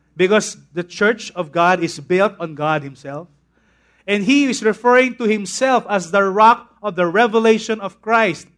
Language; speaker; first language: English; non-native, local second language; Filipino